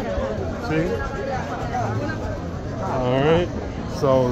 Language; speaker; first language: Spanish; non-native, learner; English